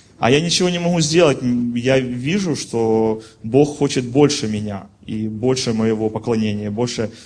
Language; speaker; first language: Russian; native; Russian